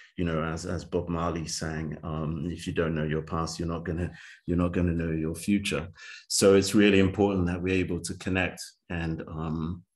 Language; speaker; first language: English; native; English